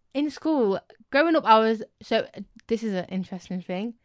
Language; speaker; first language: English; native; English